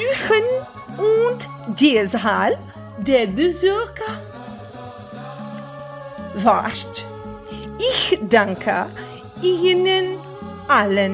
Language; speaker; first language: German; non-native, learner; Portuguese